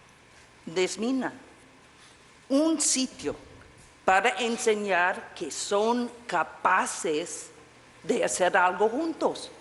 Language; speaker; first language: Spanish; non-native, fluent; English